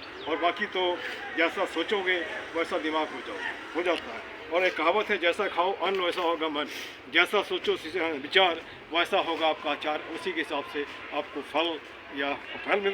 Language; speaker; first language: Hindi; native; Hindi